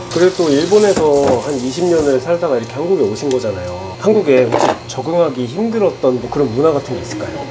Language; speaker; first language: Korean; native; Korean